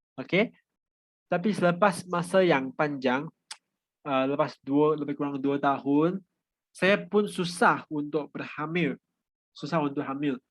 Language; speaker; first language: Malay; non-native, local second language; Chinese